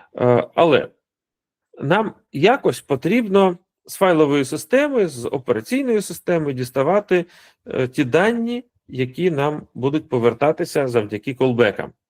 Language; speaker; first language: Ukrainian; non-native, local second language; Russian